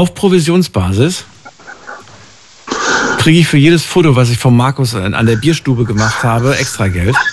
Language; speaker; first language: German; native; German